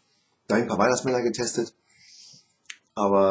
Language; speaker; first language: German; native; German